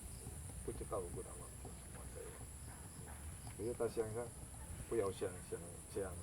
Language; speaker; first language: Chinese; non-native, learner; Indonesian